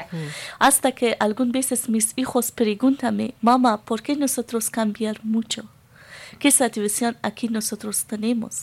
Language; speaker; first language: Spanish; non-native, learner; Persian